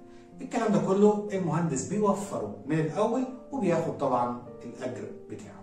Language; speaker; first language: Arabic; native; Arabic